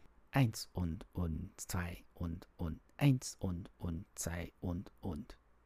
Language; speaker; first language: German; non-native, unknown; English